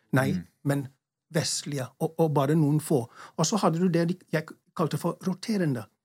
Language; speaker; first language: Norwegian; non-native, fluent; English